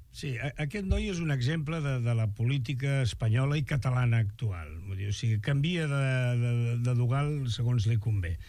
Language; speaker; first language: Catalan; non-native, local second language; Spanish